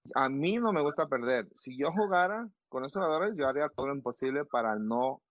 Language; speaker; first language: Spanish; early bilingual, heritage; Spanish